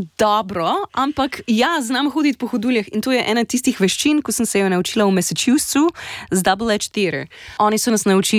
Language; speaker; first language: Slovenian; native; Slovenian